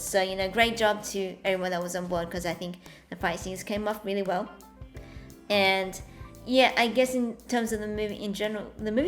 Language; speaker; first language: English; native; English